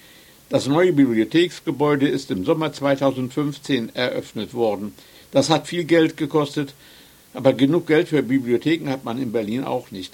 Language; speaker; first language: German; native; German